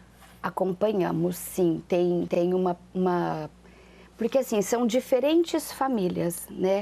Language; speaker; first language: Portuguese; native; Portuguese